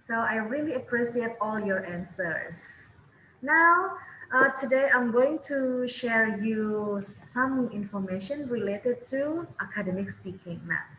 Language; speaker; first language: English; non-native, fluent; Indonesian